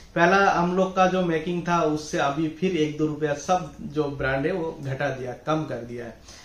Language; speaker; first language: Hindi; non-native, local second language; Bangla